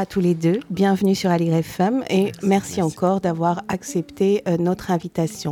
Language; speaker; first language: French; native; French